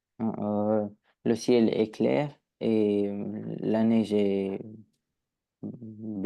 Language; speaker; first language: French; non-native, learner; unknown